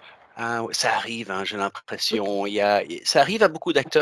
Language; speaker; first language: French; native; French